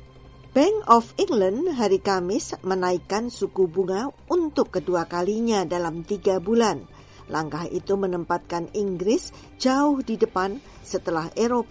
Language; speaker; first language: Indonesian; native; Indonesian